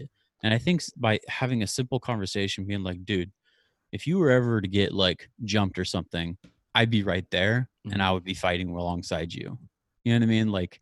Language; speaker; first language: English; native; English